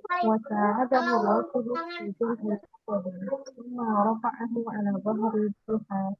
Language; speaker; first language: Arabic; non-native, learner; Indonesian